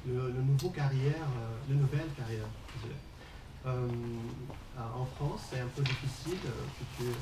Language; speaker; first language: French; non-native, learner; Arabic